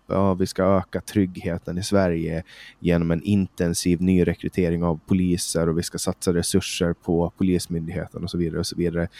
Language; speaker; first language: Swedish; native; Swedish